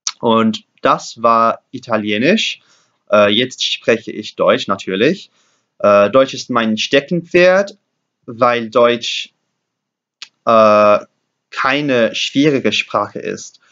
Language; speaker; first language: German; non-native, learner; English